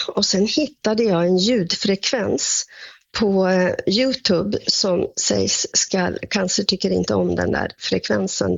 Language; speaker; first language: Swedish; native; Swedish